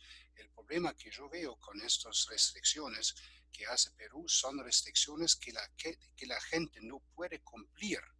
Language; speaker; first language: Spanish; non-native, fluent; German